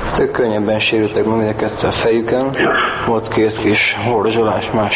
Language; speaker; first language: Hungarian; native; Hungarian